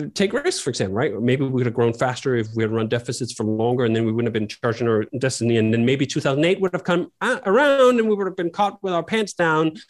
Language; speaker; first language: English; non-native, fluent; Danish